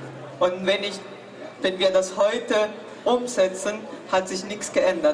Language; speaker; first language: German; non-native, fluent; Spanish